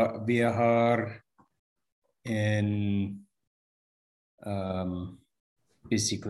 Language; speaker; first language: Spanish; non-native, learner; English